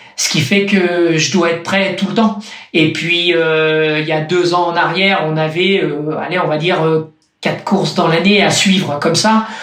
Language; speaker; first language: French; native; French